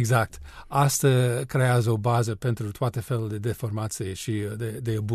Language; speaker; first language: Romanian; non-native, learner; English